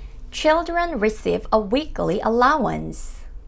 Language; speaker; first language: English; non-native, fluent; Korean